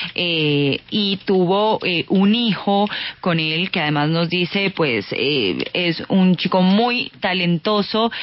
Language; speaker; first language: Spanish; native; Spanish